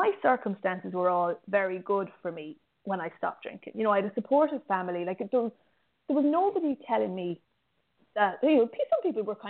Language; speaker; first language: English; native; English